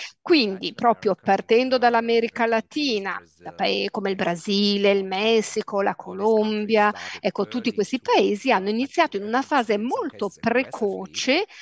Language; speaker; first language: Italian; native; Italian